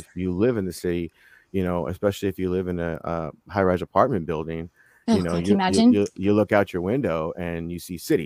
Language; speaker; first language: English; native; English